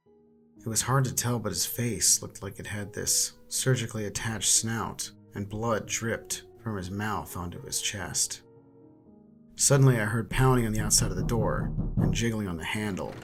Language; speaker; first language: English; native; English